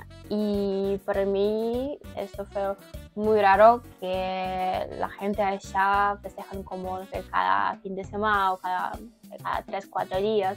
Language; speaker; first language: Spanish; non-native, learner; Ukrainian